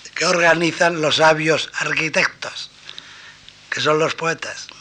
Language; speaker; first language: Spanish; native; Spanish